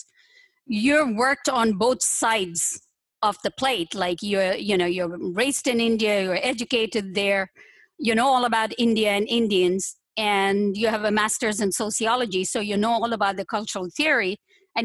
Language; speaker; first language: English; non-native, local second language; Tamil